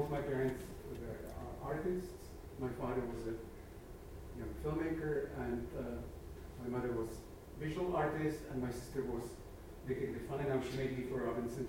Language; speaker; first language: English; non-native, fluent; Czech